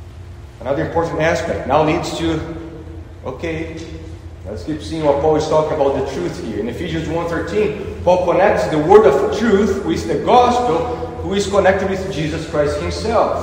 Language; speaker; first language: English; non-native, fluent; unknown